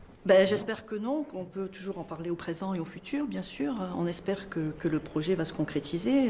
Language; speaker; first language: French; native; French